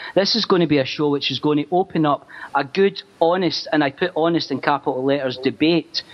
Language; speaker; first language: English; native; English